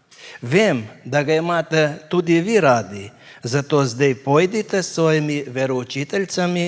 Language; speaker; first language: Slovenian; native; Slovenian